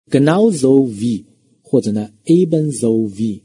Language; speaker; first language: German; non-native, fluent; Chinese